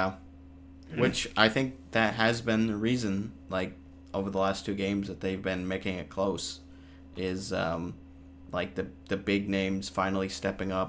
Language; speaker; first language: English; native; English